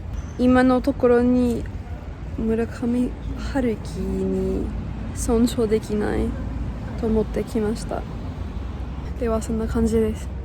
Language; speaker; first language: Japanese; non-native, learner; English